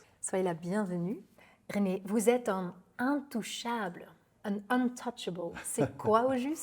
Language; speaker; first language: French; non-native, local second language; Dutch